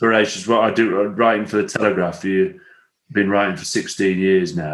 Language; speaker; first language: English; native; English